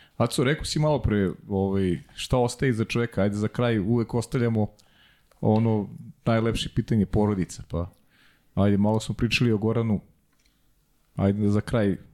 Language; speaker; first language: Serbian; native; Serbian